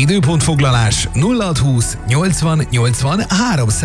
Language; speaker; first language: Hungarian; native; Hungarian